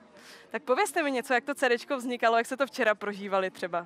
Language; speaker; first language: Czech; native; Czech